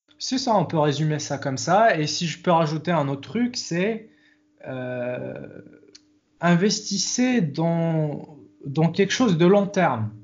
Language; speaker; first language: French; non-native, local second language; Arabic